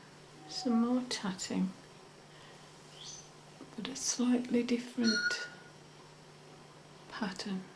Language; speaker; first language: English; native; English